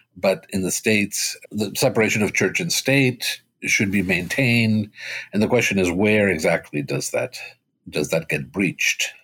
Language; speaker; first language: English; early bilingual, other home language; Spanish